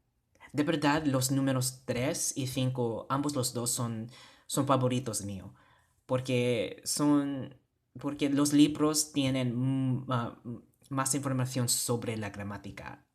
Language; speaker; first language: Spanish; non-native, learner; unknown